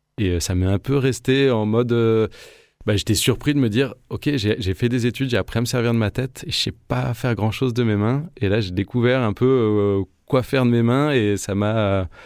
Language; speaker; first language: French; native; French